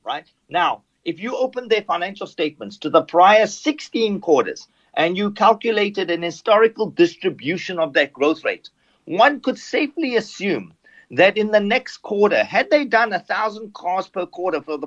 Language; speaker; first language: English; native; English